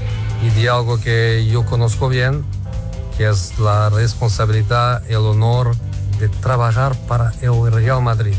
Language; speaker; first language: Spanish; non-native, fluent; Portuguese